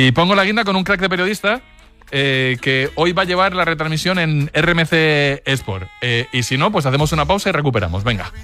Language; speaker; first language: Spanish; native; Spanish